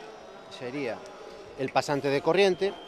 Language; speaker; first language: Spanish; native; Spanish